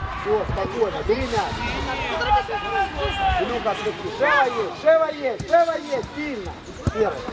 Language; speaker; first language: Russian; native; Russian